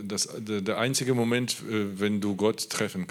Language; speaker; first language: German; non-native, learner; Polish